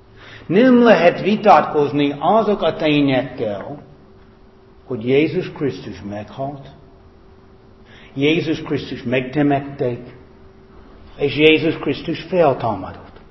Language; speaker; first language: Hungarian; non-native, fluent; English